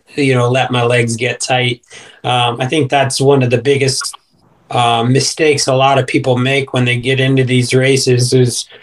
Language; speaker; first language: English; native; English